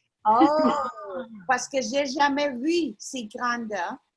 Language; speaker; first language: French; non-native, learner; English